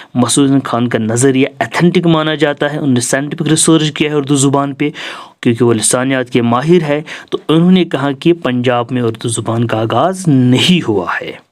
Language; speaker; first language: Urdu; non-native, local second language; Kashmiri